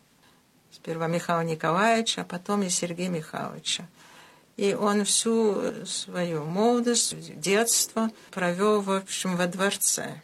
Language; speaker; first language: Russian; early bilingual, heritage; Russian